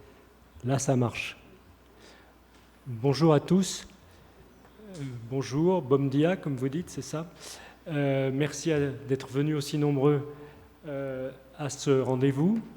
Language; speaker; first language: French; native; French